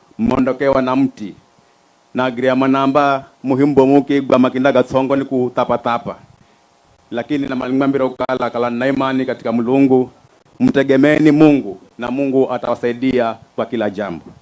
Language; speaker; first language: Swahili; non-native, local second language; Giryama